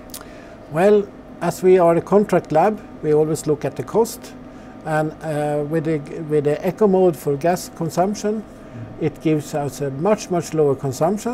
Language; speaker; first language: English; non-native, fluent; Swedish